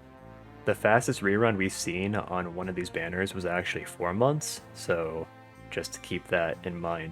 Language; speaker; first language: English; native; English